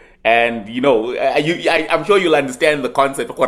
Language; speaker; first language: English; native; English